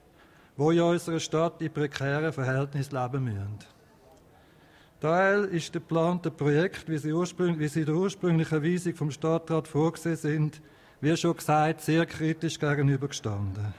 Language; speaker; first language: German; native; German